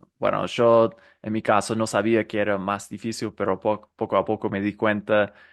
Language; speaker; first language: Spanish; non-native, fluent; English